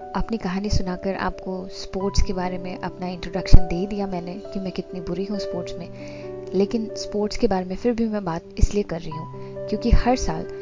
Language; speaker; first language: Hindi; non-native, local second language; Assamese